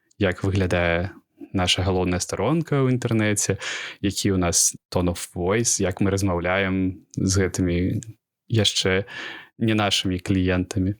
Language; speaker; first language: Belarusian; non-native, local second language; Russian